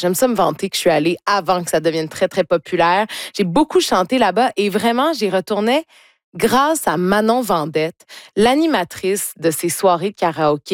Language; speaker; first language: French; native; French